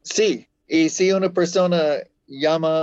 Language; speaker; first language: Spanish; non-native, fluent; English